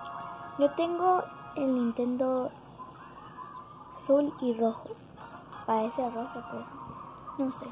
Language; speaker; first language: Spanish; early bilingual, heritage; Spanish